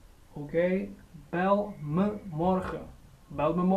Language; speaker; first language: Dutch; non-native, learner; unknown